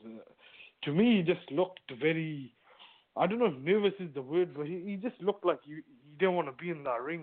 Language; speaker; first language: English; native; English